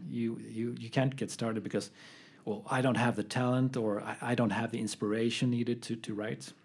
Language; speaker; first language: English; non-native, fluent; Swedish